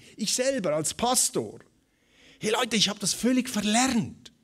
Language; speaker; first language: German; native; German